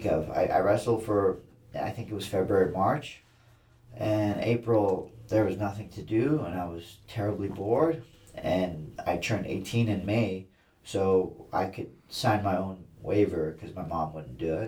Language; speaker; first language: English; early bilingual, other home language; Assyrian Neo-Aramaic